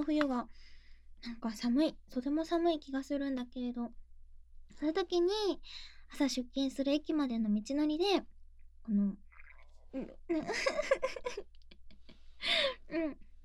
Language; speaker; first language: Japanese; native; Japanese